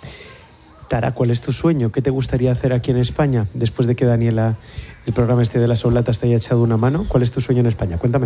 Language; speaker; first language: Spanish; native; Spanish